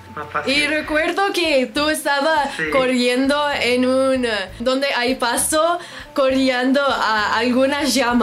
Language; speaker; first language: Spanish; non-native, learner; English